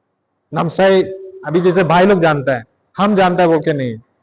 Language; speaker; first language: Hindi; non-native, local second language; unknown